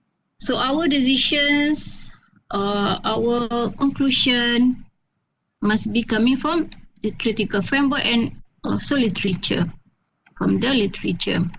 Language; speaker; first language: English; non-native, fluent; Malay